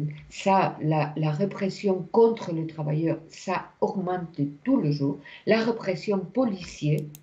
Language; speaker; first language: French; non-native, fluent; Spanish